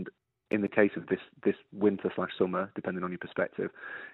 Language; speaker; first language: English; native; English